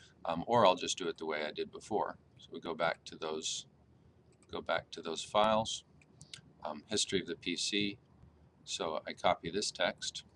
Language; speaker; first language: English; native; English